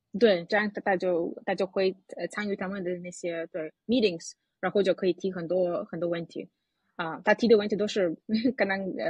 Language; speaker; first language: Chinese; non-native, fluent; Russian